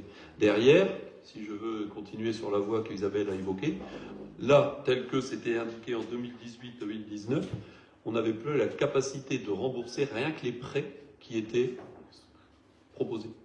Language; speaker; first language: French; native; French